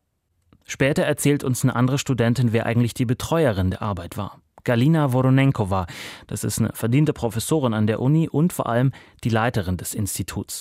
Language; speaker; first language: German; native; German